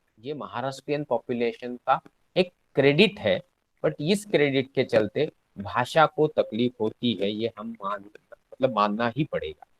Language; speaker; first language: Hindi; non-native, local second language; Marathi